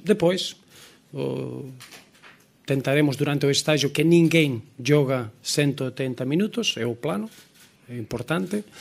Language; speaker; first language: Portuguese; non-native, fluent; Spanish